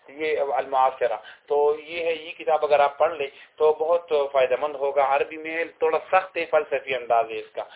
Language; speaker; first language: Urdu; non-native, local second language; Pashto